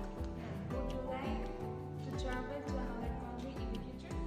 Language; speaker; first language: English; non-native, learner; Spanish